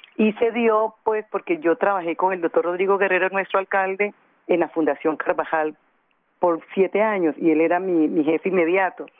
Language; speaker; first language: Spanish; native; Spanish